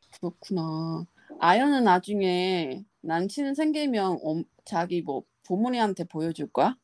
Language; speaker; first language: Korean; non-native, fluent; Chinese